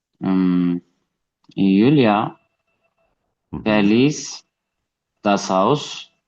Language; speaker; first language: German; non-native, learner; Turkish